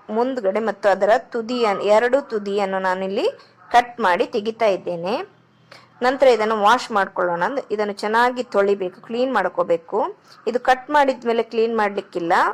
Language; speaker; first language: Kannada; non-native, local second language; Konkani